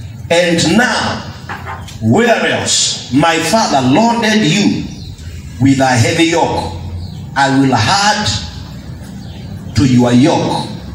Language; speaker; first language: English; non-native, local second language; Kamba